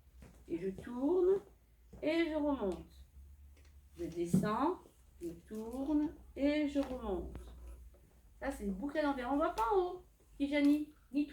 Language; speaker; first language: French; native; French